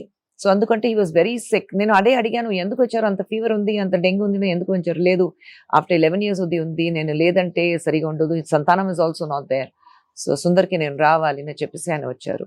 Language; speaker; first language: Telugu; non-native, fluent; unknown